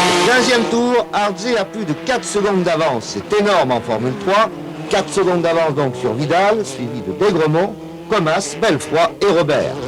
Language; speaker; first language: French; native; French